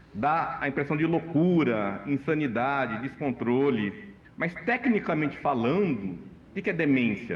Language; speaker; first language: Portuguese; native; Portuguese